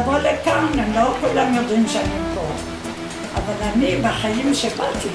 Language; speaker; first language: Hebrew; early bilingual, other home language; Spanish